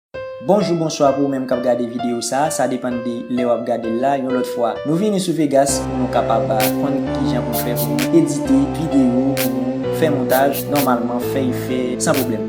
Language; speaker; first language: French; non-native, learner; Haitian Creole